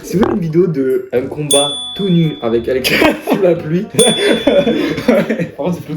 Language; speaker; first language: French; native; French